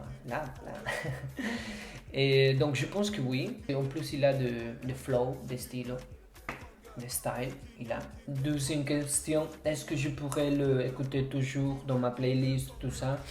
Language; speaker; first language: French; non-native, fluent; Spanish